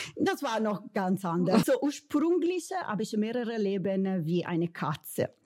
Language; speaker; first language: German; non-native, fluent; Italian